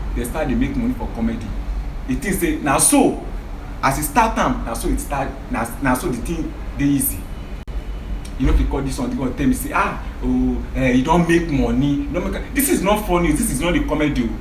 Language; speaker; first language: Nigerian Pidgin; non-native, local second language; Yoruba